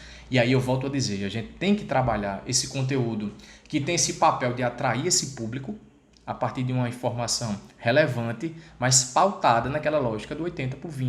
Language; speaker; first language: Portuguese; native; Portuguese